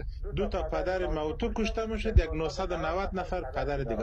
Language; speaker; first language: Persian; native; Persian